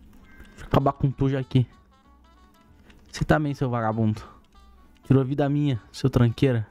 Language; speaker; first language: Portuguese; native; Portuguese